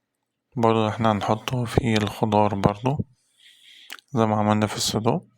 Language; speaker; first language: Arabic; native; Arabic